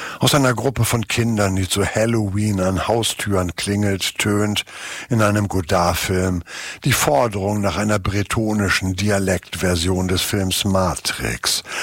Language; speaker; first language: German; native; German